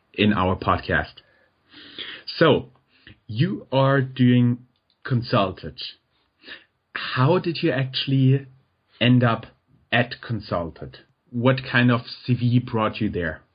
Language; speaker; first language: English; non-native, fluent; German